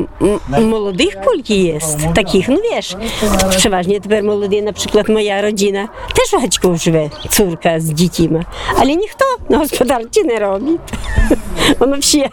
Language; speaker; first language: Polish; non-native, local second language; Ukrainian